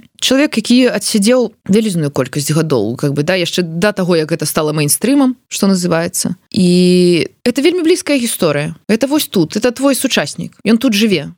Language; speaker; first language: Belarusian; non-native, local second language; Russian